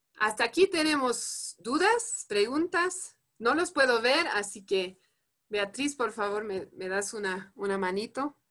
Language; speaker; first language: Spanish; non-native, fluent; French